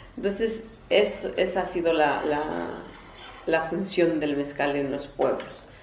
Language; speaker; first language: Spanish; non-native, local second language; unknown